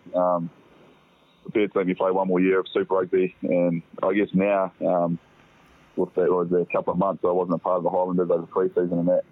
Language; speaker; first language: English; native; English